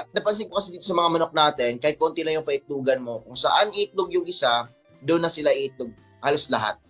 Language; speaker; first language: Filipino; non-native, local second language; Cebuano